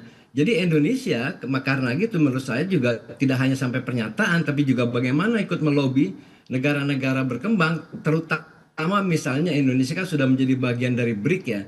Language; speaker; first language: Indonesian; native; Indonesian